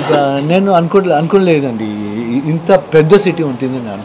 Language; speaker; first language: Telugu; non-native, learner; Kannada